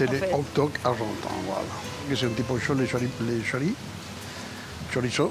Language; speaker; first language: French; non-native, fluent; Spanish